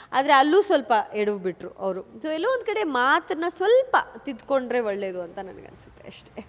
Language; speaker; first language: Kannada; non-native, local second language; Kodava